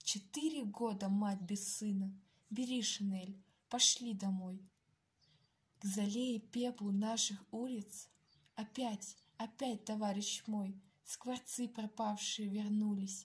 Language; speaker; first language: Russian; native; Russian